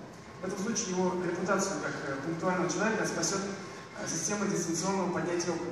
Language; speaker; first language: Russian; native; Russian